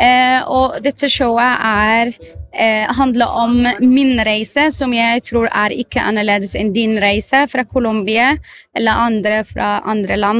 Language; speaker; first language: Norwegian; non-native, fluent; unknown